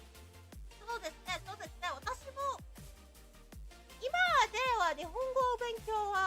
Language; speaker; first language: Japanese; non-native, learner; English